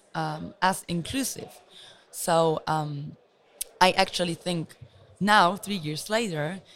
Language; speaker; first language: English; non-native, fluent; Luxembourgish